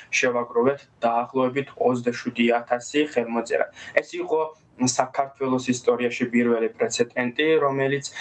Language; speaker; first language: Georgian; non-native, local second language; Azerbaijani